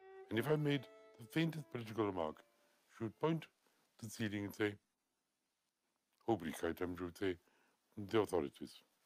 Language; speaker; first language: English; early bilingual, other home language; Russian